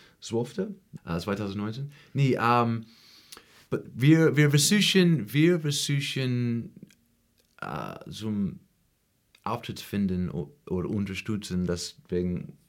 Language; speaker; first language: German; non-native, learner; English